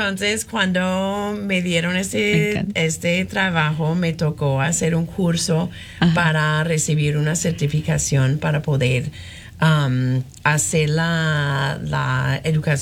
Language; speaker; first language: Spanish; non-native, fluent; English